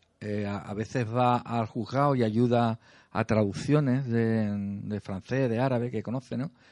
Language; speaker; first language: Spanish; native; Spanish